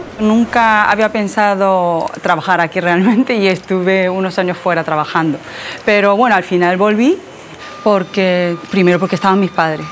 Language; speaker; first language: Spanish; early bilingual, other home language; Korean